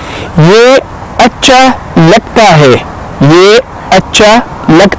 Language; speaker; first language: Hindi; non-native, fluent; Arabic